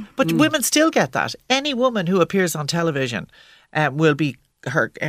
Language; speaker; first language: English; native; English